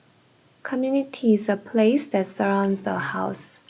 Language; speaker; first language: English; non-native, learner; Korean